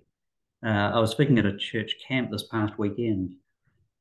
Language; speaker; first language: English; native; English